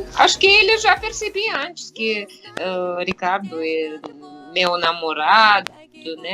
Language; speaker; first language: Portuguese; non-native, fluent; Russian